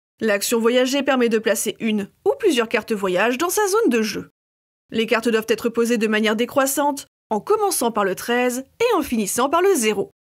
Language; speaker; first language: French; native; French